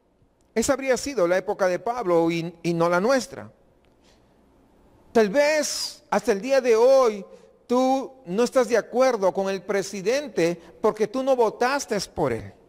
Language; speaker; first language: Spanish; native; Spanish